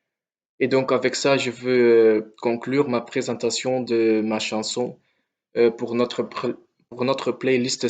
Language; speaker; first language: French; non-native, local second language; Dutch